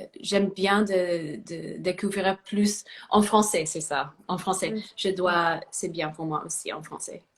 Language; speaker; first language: French; non-native, fluent; English